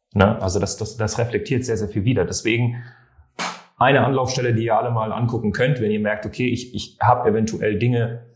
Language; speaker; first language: German; non-native, fluent; French